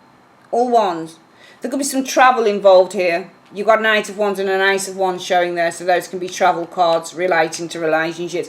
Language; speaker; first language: English; native; English